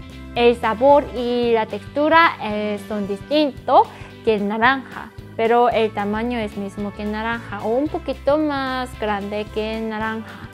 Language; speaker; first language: Spanish; non-native, fluent; Korean